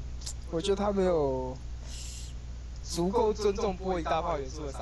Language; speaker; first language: Chinese; native; Chinese